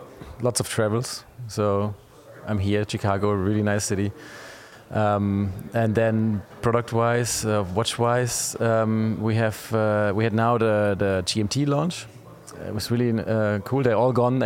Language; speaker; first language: English; non-native, fluent; German